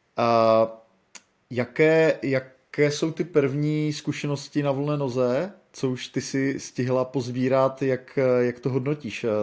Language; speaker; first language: Czech; native; Czech